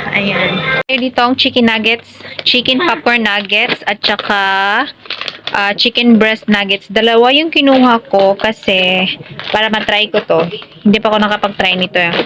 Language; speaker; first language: Filipino; native; Filipino